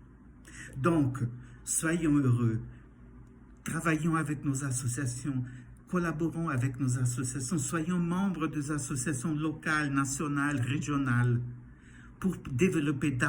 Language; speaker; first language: French; non-native, fluent; Portuguese